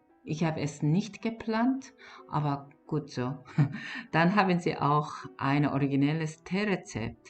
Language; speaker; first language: German; non-native, learner; Korean